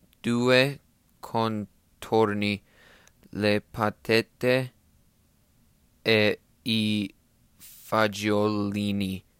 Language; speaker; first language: Italian; non-native, learner; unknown